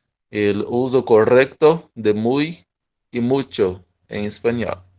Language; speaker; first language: Spanish; non-native, fluent; Portuguese